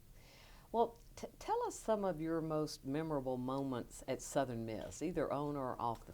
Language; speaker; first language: English; native; English